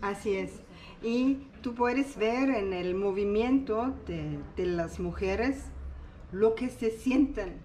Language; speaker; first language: Spanish; non-native, learner; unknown